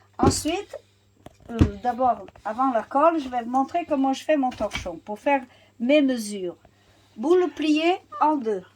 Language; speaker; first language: French; non-native, fluent; Portuguese